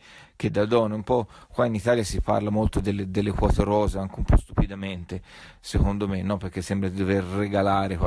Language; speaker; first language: Italian; native; Italian